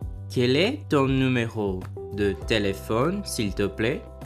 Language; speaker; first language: French; non-native, fluent; Portuguese